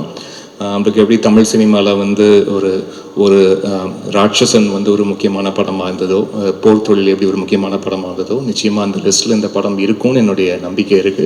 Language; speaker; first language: Tamil; native; Tamil